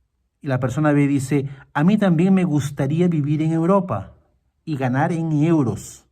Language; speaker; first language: Spanish; non-native, fluent; Portuguese